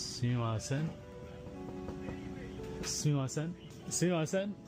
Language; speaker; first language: Japanese; non-native, learner; English